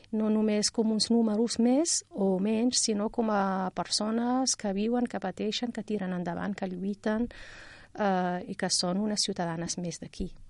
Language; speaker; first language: Catalan; non-native, fluent; Riffian